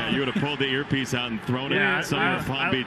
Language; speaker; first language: English; native; English